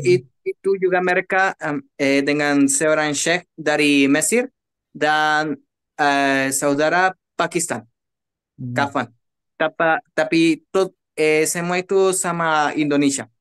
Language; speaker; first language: Indonesian; non-native, learner; Spanish